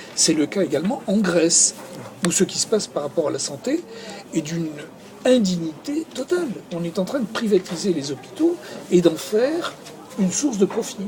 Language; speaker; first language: French; native; French